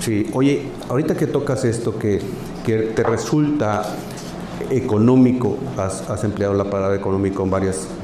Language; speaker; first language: Spanish; native; Spanish